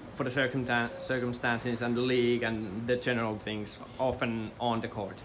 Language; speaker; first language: English; non-native, fluent; Finnish